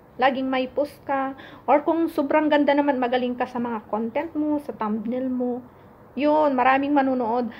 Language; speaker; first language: Filipino; native; Filipino